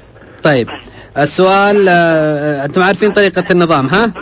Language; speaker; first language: Arabic; native; Arabic